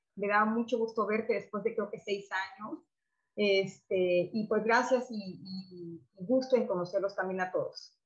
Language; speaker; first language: Spanish; native; Spanish